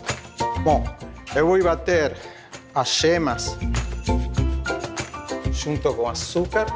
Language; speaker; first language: Portuguese; non-native, fluent; Spanish